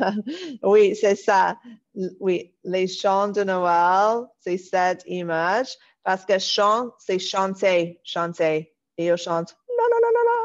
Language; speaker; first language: French; non-native, fluent; English